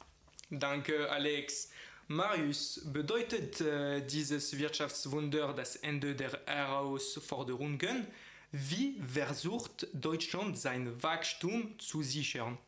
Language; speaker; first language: German; non-native, fluent; French